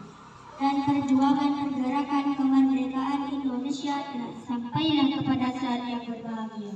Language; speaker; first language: Indonesian; native; Indonesian